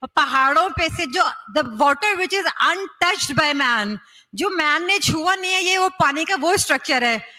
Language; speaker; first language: Hindi; native; Hindi